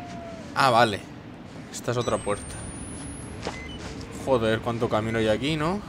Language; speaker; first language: Spanish; native; Spanish